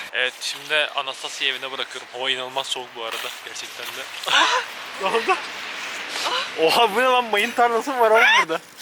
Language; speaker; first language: Turkish; native; Turkish